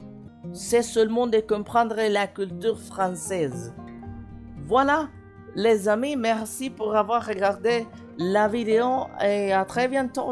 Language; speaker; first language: French; non-native, fluent; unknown